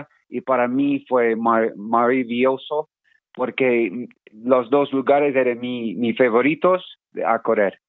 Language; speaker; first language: Spanish; non-native, learner; English